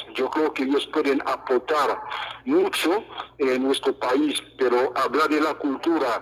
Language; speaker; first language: Spanish; non-native, fluent; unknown